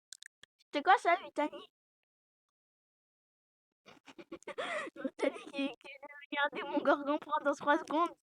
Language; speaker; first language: French; native; French